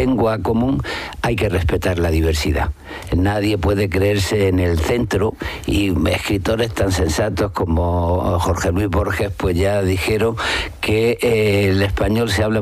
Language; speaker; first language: Spanish; native; Spanish